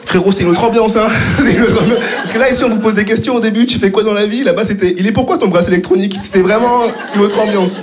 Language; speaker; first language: French; native; French